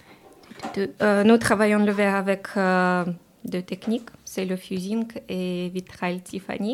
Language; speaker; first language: French; non-native, learner; Ukrainian